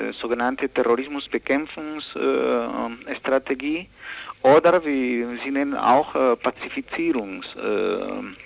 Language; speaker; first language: German; non-native, learner; Spanish